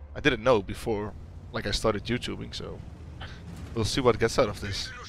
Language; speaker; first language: English; non-native, fluent; Dutch